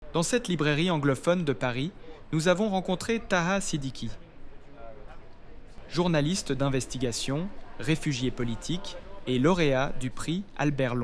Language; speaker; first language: French; native; French